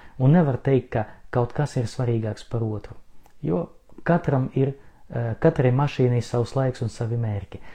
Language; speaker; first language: Latvian; non-native, local second language; Russian